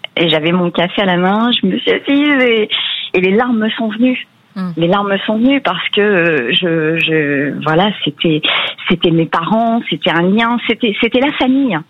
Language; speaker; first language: French; native; French